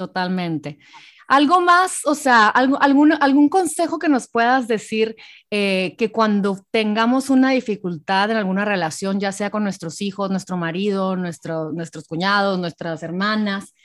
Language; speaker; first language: Spanish; native; Spanish